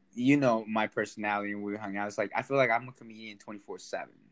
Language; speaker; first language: English; early bilingual, other home language; Spanish